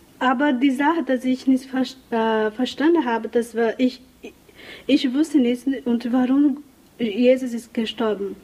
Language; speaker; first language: German; non-native, learner; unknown